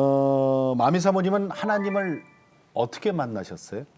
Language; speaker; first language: Korean; native; Korean